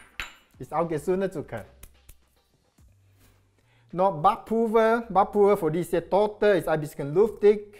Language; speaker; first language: German; non-native, learner; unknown